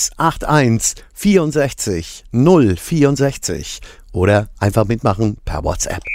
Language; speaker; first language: German; native; German